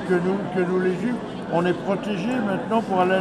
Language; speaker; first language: French; early bilingual, other home language; Yiddish